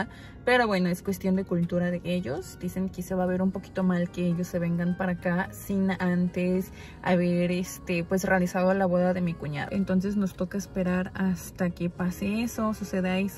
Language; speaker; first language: Spanish; native; Spanish